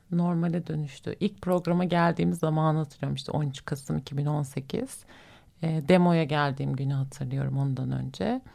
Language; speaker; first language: Turkish; native; Turkish